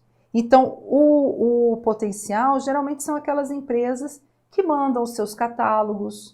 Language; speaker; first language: Portuguese; native; Portuguese